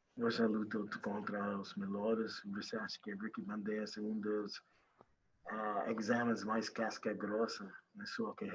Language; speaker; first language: Portuguese; non-native, learner; English